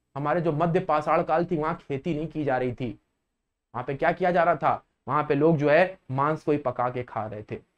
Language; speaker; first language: Hindi; native; Hindi